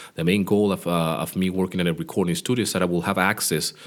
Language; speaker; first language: English; non-native, fluent; Greek